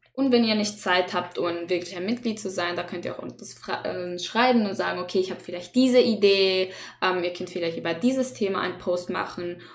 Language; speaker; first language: German; non-native, fluent; Spanish